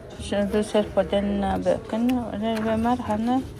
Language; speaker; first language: Norwegian; non-native, learner; Mongolian